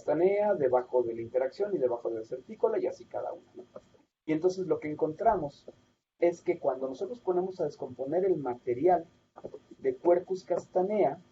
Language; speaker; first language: Spanish; native; Spanish